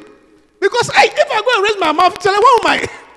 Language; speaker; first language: English; non-native, local second language; Akan